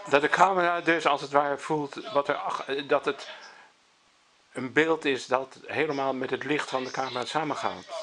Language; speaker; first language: Dutch; native; Dutch